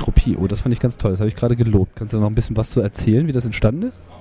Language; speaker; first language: German; native; German